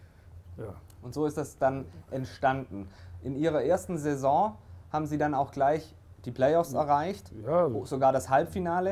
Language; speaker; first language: German; native; German